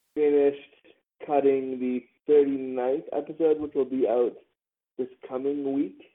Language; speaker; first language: English; native; English